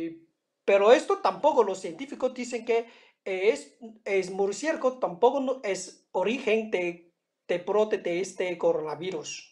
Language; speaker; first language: Spanish; non-native, fluent; Chinese